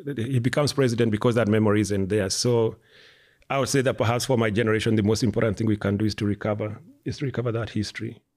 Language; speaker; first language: English; non-native, local second language; Kikuyu